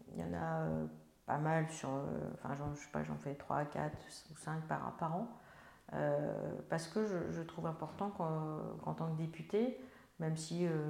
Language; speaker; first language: French; native; French